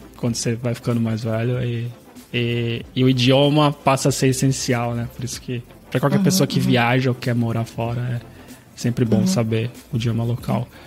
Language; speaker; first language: Portuguese; native; Portuguese